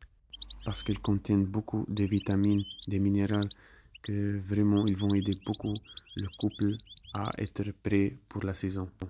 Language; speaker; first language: French; non-native, fluent; Italian